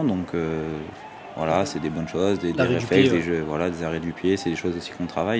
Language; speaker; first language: French; native; French